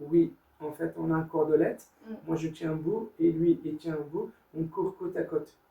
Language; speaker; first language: French; non-native, learner; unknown